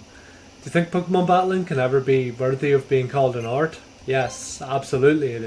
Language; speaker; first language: English; native; English